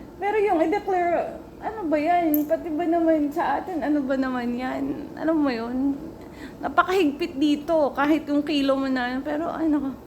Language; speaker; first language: Filipino; native; Filipino